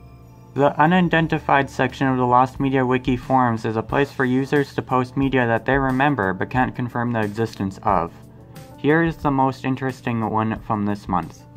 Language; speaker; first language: English; native; English